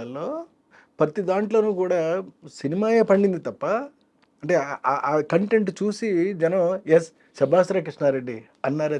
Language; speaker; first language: Telugu; native; Telugu